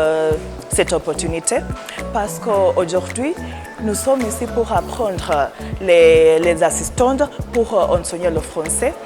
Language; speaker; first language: French; non-native, learner; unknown